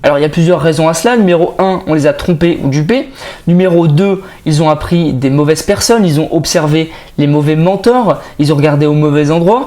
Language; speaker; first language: French; native; French